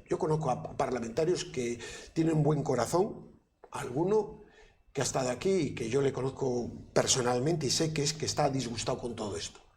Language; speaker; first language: Spanish; native; Spanish